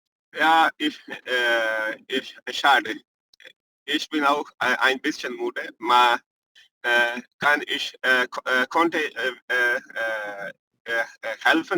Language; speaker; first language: German; non-native, learner; Hindi